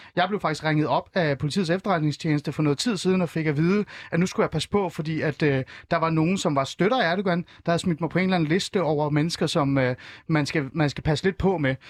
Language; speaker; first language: Danish; early bilingual, other home language; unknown